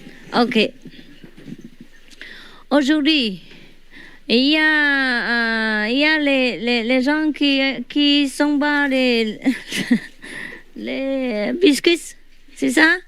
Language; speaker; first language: French; non-native, learner; Vietnamese